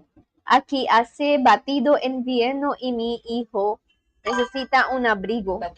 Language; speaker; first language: Spanish; non-native, learner; Bangla